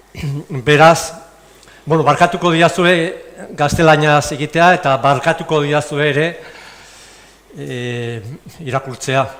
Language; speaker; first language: Basque; non-native, local second language; Spanish